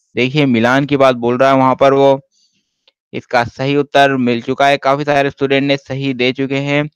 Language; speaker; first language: Hindi; native; Hindi